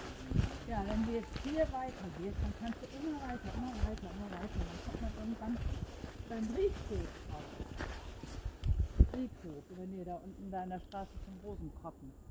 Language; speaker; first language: German; native; German